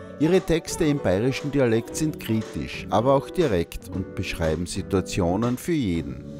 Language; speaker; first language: German; native; German